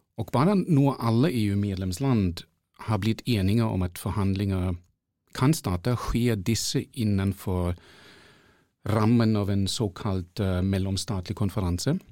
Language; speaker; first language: Norwegian; non-native, fluent; German